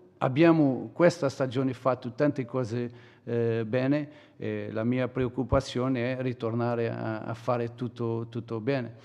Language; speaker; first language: Italian; non-native, fluent; Portuguese